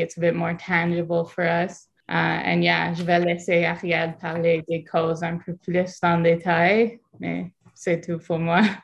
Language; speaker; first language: French; non-native, fluent; English